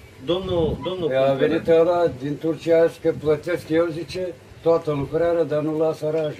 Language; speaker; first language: Romanian; non-native, local second language; Turkish